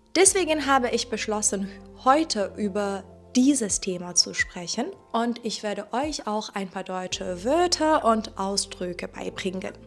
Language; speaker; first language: German; non-native, fluent; Persian